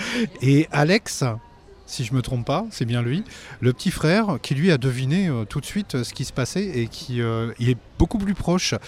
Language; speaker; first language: French; native; French